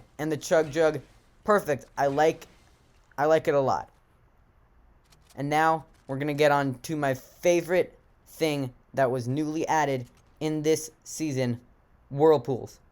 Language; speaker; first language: English; native; English